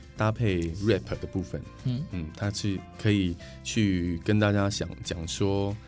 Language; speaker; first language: Chinese; native; Chinese